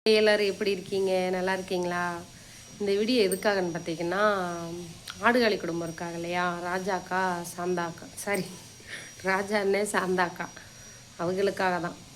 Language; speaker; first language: Tamil; native; Tamil